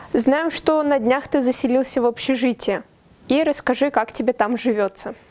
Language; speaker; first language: Russian; native; Russian